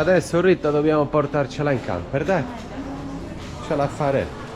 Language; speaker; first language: Italian; native; Italian